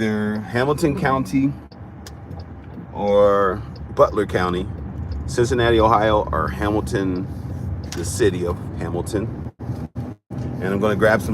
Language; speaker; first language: English; native; English